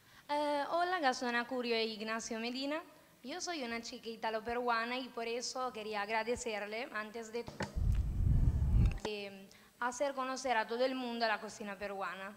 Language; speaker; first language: Spanish; early bilingual, heritage; Italian